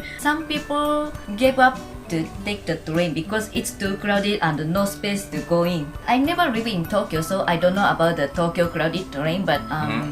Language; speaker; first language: English; non-native, fluent; Japanese